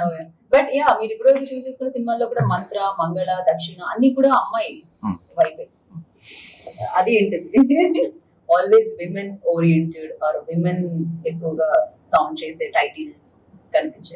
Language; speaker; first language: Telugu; native; Telugu